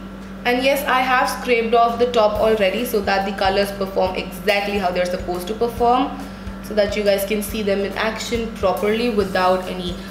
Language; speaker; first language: English; non-native, local second language; Hindi